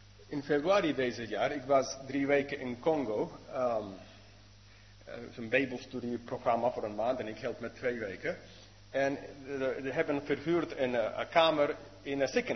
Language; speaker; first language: Dutch; non-native, fluent; English